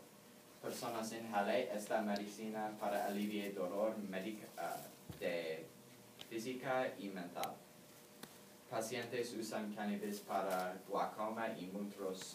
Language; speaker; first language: Spanish; non-native, learner; English